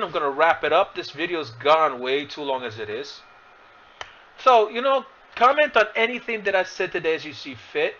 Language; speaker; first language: English; native; English